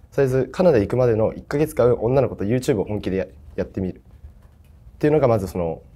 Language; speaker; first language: Japanese; native; Japanese